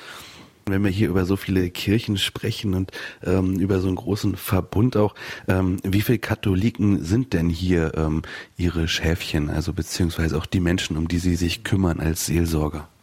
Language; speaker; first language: German; native; German